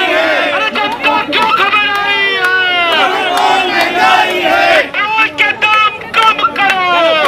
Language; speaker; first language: Hindi; native; Hindi